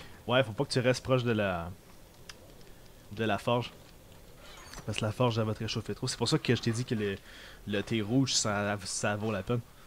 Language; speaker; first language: French; early bilingual, heritage; French